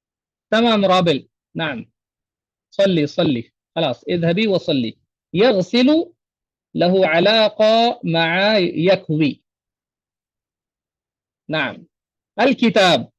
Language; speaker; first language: Arabic; non-native, fluent; Urdu